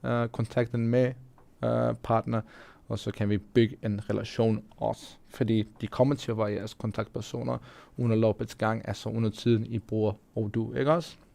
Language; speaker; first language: Danish; non-native, fluent; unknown